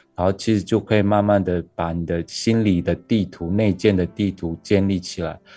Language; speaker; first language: Chinese; non-native, local second language; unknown